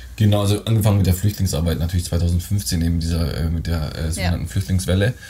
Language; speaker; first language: German; native; German